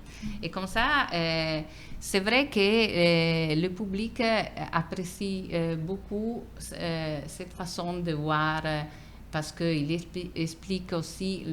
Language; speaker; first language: French; non-native, fluent; Italian